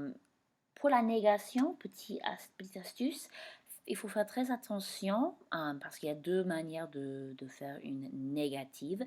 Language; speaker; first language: French; non-native, fluent; English